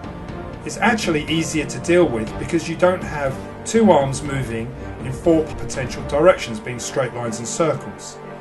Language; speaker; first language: English; native; English